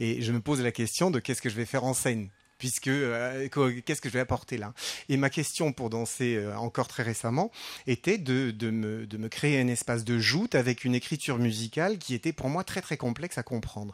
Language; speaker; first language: French; native; French